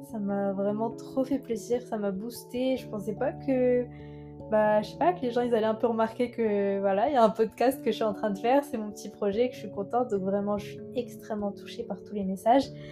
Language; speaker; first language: French; non-native, local second language; Arabic